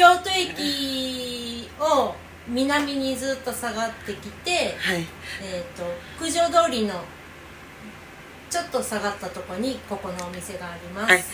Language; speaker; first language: Japanese; non-native, fluent; Thai